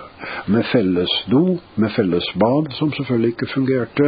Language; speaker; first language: Norwegian; non-native, fluent; Russian